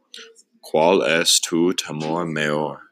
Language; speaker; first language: Spanish; non-native, learner; English